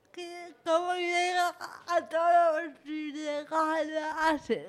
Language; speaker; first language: Spanish; non-native, learner; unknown